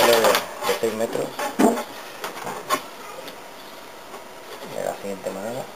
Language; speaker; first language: Spanish; native; Spanish